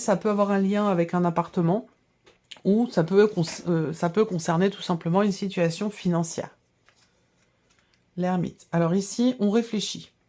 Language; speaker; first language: French; native; French